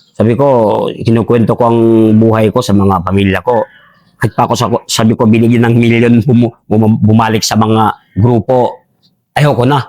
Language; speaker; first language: Filipino; non-native, local second language; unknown